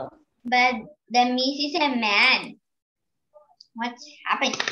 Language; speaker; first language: English; non-native, learner; Spanish